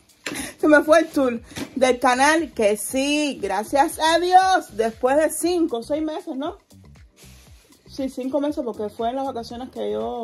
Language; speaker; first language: Spanish; native; Spanish